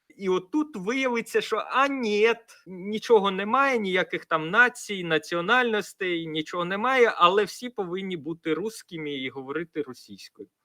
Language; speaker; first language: Ukrainian; non-native, local second language; Russian